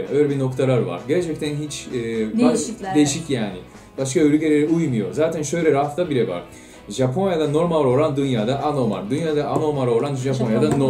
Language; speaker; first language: Turkish; non-native, fluent; Japanese